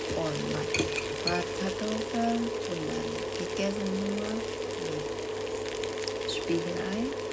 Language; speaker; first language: Thai; native; Thai